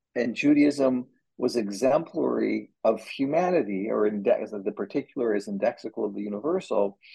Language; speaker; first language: English; native; English